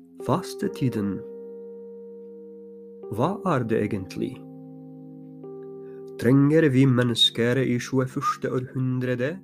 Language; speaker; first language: Norwegian; non-native, fluent; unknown